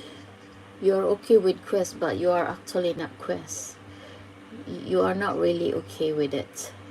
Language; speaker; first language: English; non-native, fluent; Filipino